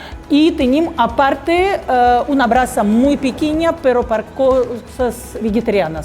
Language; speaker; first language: Spanish; non-native, learner; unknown